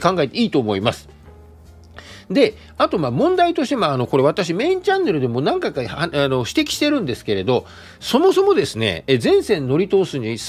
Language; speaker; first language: Japanese; native; Japanese